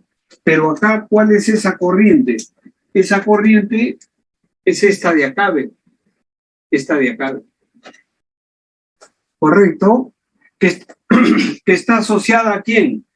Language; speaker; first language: Spanish; native; Spanish